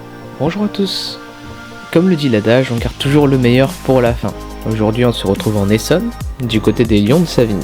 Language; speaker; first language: French; native; French